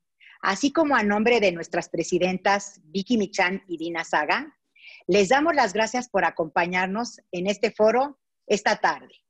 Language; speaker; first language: Spanish; native; Spanish